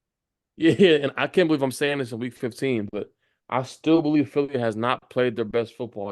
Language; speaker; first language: English; native; English